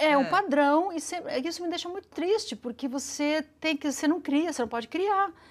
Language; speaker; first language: Portuguese; early bilingual, other home language; Italian